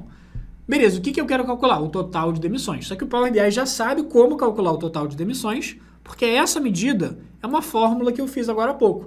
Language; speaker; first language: Portuguese; native; Portuguese